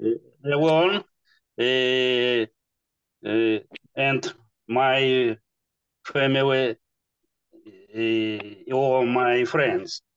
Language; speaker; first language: English; non-native, learner; Russian